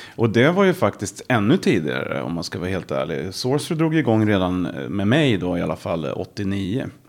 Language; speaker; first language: Swedish; native; Swedish